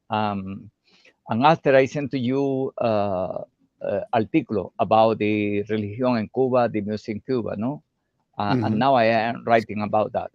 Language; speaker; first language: English; non-native, learner; Spanish